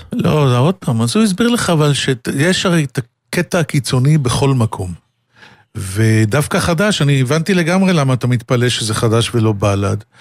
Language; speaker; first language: Hebrew; native; Hebrew